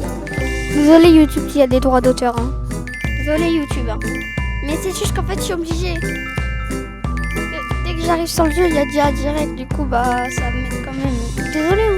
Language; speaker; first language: French; native; French